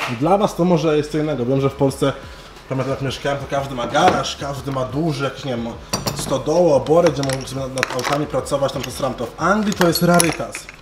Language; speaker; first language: Polish; early bilingual, other home language; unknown